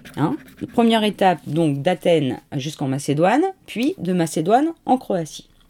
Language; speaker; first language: French; native; French